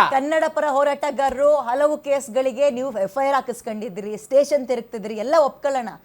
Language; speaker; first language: Kannada; native; Kannada